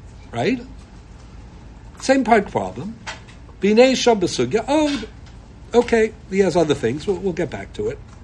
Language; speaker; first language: English; native; English